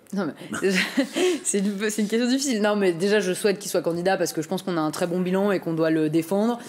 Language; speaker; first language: French; native; French